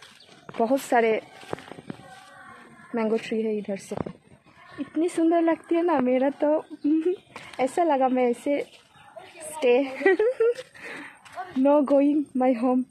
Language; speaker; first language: Hindi; non-native, local second language; Bangla